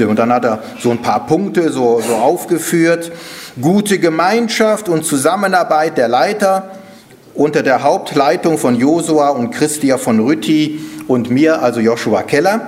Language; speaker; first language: German; native; German